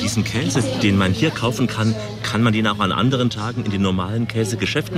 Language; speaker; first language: German; native; German